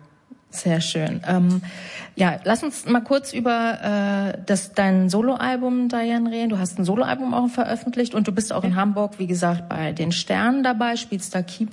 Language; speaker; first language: German; native; German